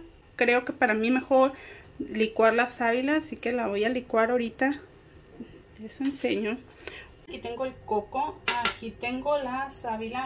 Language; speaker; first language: Spanish; native; Spanish